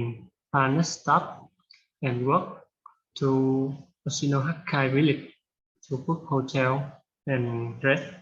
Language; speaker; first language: English; non-native, learner; Vietnamese